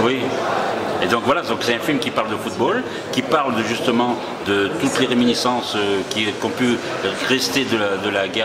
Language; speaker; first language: French; native; French